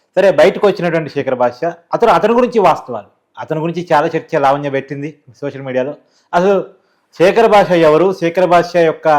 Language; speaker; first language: Telugu; native; Telugu